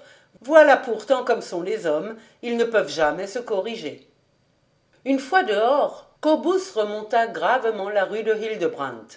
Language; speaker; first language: French; native; French